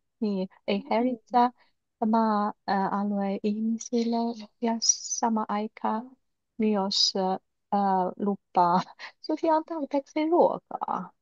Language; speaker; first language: Finnish; non-native, learner; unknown